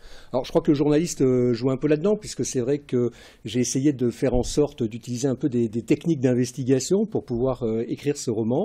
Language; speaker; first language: French; native; French